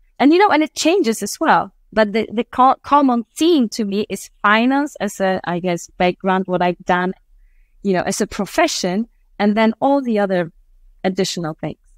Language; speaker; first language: English; non-native, fluent; Polish